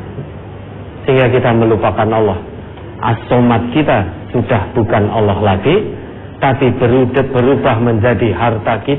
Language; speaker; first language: Indonesian; non-native, local second language; Javanese